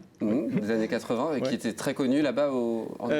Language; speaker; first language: French; native; French